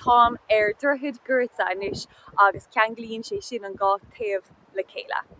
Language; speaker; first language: Irish; native; Irish